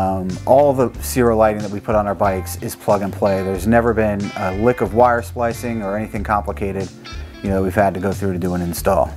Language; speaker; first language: English; native; English